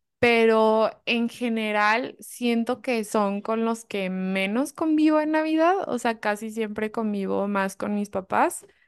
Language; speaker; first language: Spanish; early bilingual, heritage; Spanish